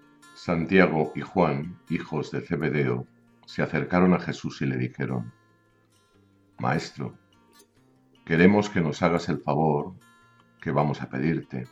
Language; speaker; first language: Spanish; native; Spanish